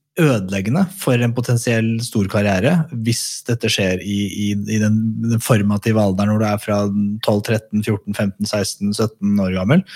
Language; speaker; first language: Norwegian; native; Norwegian